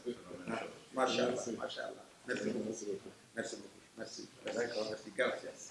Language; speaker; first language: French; non-native, local second language; Wolof